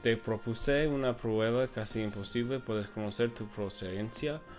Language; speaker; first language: Spanish; non-native, fluent; English